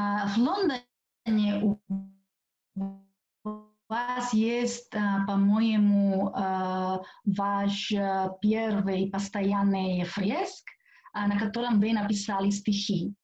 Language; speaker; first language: Russian; non-native, fluent; Catalan